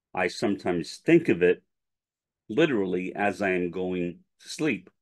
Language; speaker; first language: English; native; English